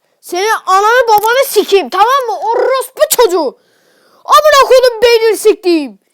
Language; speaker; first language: Turkish; native; Turkish